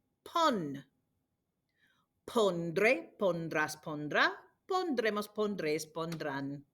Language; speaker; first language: Spanish; non-native, fluent; English